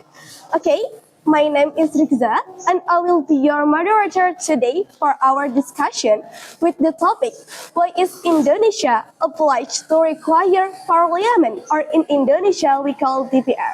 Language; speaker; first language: English; non-native, learner; Indonesian